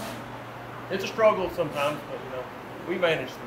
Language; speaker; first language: English; native; English